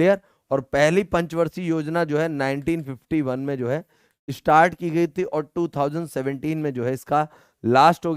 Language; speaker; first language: Hindi; native; Hindi